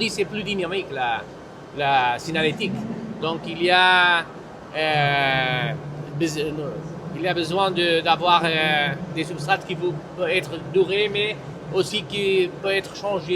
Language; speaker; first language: French; non-native, fluent; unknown